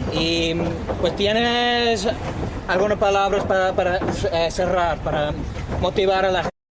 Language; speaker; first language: Spanish; non-native, fluent; English